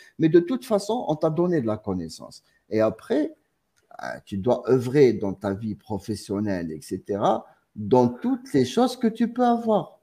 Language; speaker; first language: French; non-native, local second language; Arabic